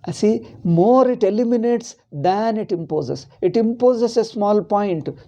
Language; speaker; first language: English; non-native, local second language; Kannada